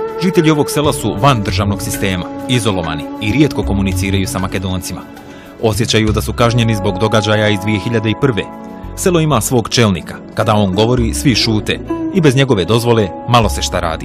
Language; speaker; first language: Bosnian; native; Bosnian